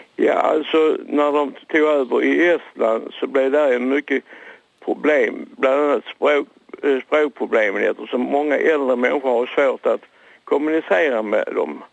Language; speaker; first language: Swedish; native; Swedish